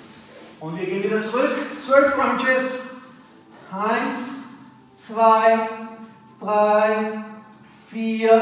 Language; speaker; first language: German; native; German